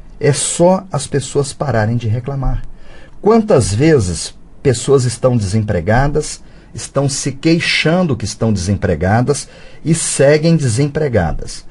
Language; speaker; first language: Portuguese; early bilingual, other home language; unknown